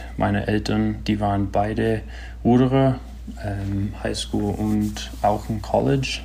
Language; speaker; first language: German; early bilingual, other home language; English